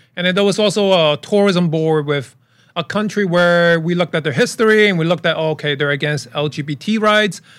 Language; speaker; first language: English; early bilingual, other home language; Cantonese